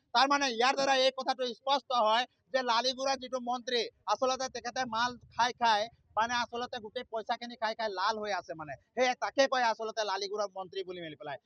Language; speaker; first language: Assamese; non-native, local second language; Sadri